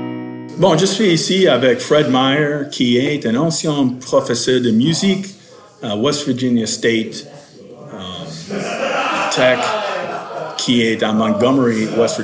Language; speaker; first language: French; non-native, fluent; English